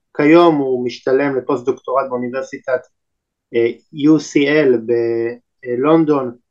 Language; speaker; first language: Hebrew; native; Hebrew